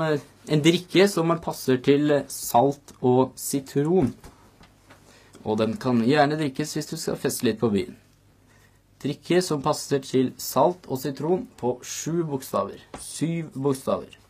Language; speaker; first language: Norwegian; native; Norwegian